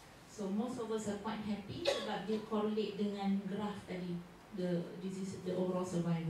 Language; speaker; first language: English; non-native, local second language; Malay